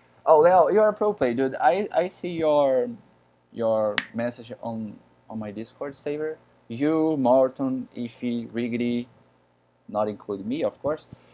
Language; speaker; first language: English; non-native, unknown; Portuguese